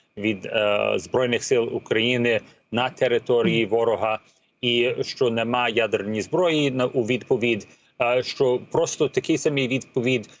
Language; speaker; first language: Ukrainian; early bilingual, heritage; Ukrainian